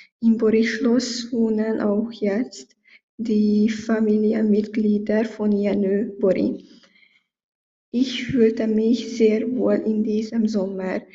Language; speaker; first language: German; non-native, learner; Hungarian